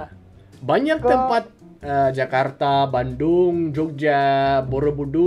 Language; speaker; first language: Indonesian; non-native, fluent; English